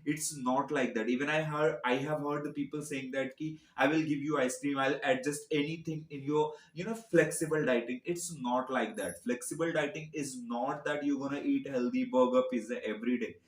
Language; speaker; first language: English; non-native, local second language; Hindi